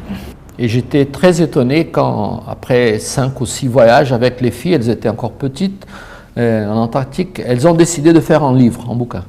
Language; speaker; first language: French; non-native, fluent; Portuguese